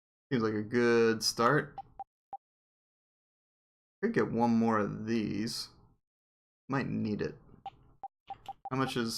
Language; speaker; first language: English; native; English